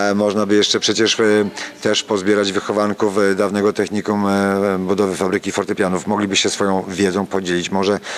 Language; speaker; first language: Polish; native; Polish